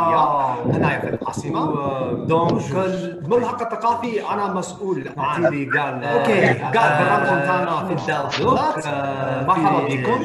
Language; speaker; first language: Arabic; non-native, fluent; English